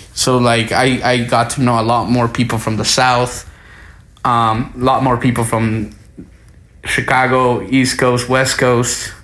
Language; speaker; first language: English; early bilingual, other home language; Spanish